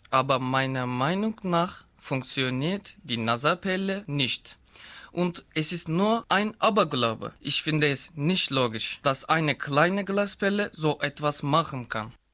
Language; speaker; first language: German; non-native, learner; Turkish